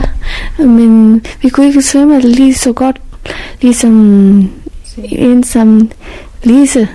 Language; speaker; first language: Danish; non-native, fluent; Persian